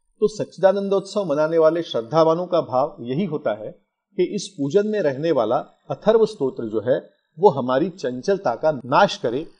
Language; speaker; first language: Hindi; non-native, local second language; Marathi